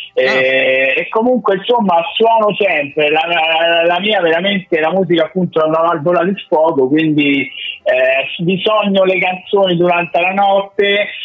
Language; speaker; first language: Italian; native; Italian